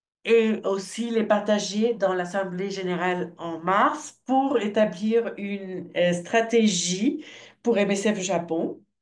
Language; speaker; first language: French; non-native, fluent; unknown